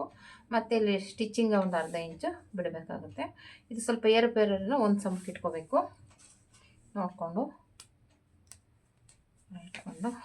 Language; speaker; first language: Kannada; native; Kannada